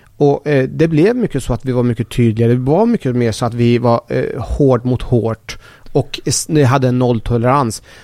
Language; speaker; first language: Swedish; early bilingual, other home language; Persian